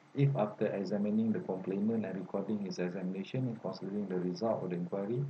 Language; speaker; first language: English; non-native, local second language; Malay